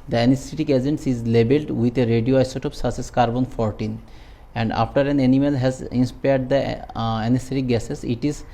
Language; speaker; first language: English; non-native, local second language; Bangla